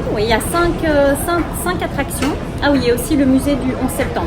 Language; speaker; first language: French; native; French